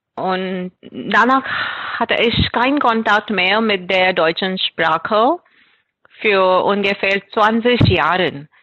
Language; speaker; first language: German; non-native, fluent; Marathi